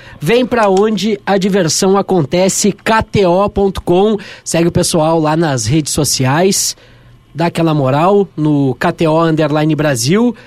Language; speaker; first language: Portuguese; native; Portuguese